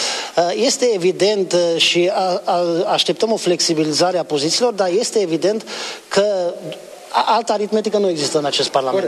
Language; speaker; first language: Romanian; non-native, local second language; Hungarian